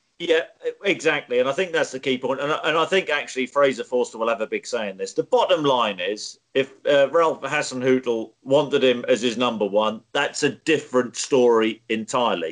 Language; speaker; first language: English; native; English